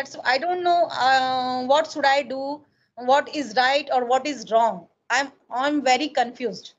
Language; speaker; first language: English; non-native, learner; Hindi